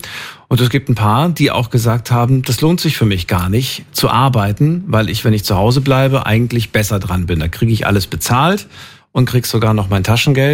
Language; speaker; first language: German; native; German